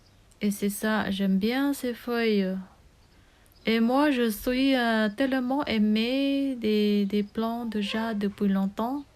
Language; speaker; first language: French; non-native, learner; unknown